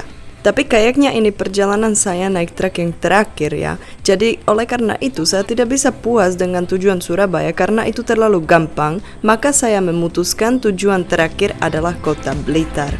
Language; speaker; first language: Indonesian; non-native, fluent; Czech